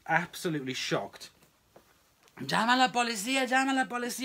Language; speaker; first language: Spanish; non-native, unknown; English